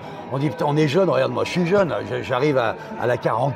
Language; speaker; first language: French; native; French